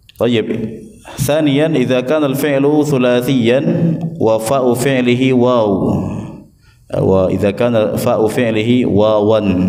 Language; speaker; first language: Arabic; non-native, fluent; Indonesian